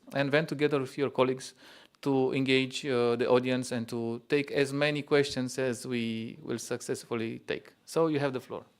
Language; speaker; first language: English; non-native, fluent; Romanian